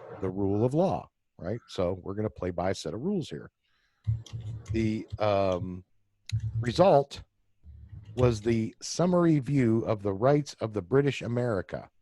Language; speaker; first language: English; native; English